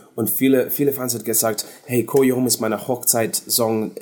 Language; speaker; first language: German; non-native, learner; English